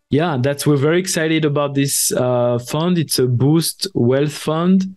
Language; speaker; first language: English; non-native, fluent; French